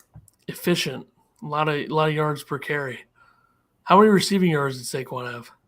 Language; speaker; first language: English; native; English